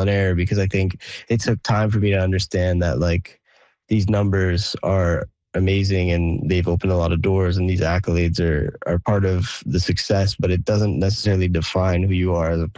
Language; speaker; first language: English; native; English